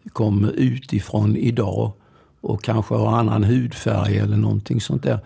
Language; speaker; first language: Swedish; early bilingual, other home language; German